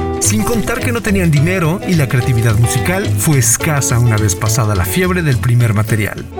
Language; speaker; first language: Spanish; native; Spanish